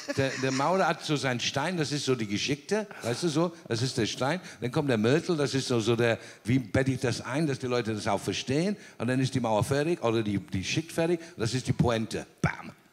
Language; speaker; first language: German; non-native, fluent; English